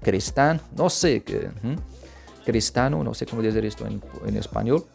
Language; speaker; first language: Spanish; non-native, fluent; Arabic